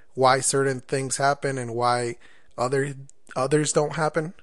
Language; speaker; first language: English; non-native, fluent; Spanish